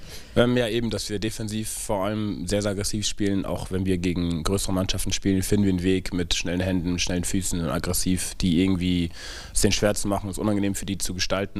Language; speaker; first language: German; native; German